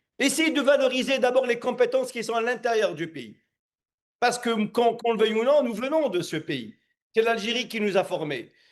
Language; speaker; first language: French; non-native, local second language; Arabic